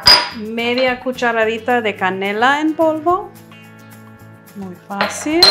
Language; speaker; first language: Spanish; non-native, fluent; English